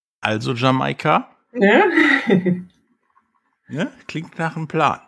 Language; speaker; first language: German; native; German